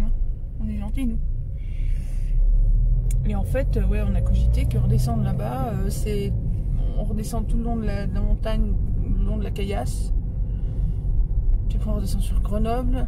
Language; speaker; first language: French; native; French